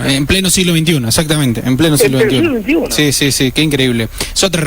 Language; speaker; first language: Spanish; native; Spanish